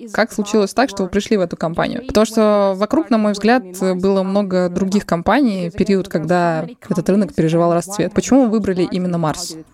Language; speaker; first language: Russian; native; Russian